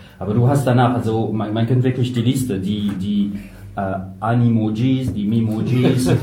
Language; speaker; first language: German; non-native, fluent; French